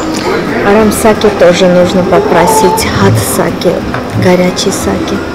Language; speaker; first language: Russian; non-native, fluent; Armenian